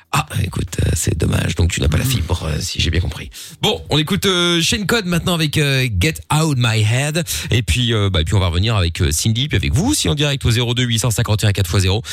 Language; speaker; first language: French; early bilingual, other home language; Portuguese